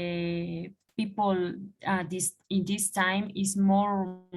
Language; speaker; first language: English; non-native, learner; Spanish